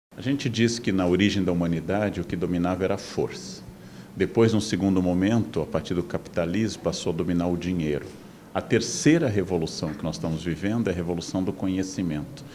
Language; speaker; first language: Portuguese; native; Portuguese